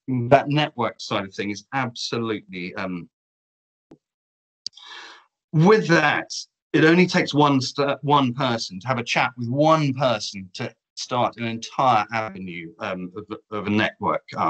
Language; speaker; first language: English; native; English